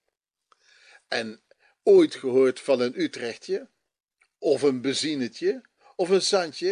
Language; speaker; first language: Dutch; native; Dutch